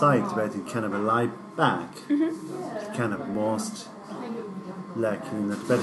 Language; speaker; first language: English; non-native, learner; Chinese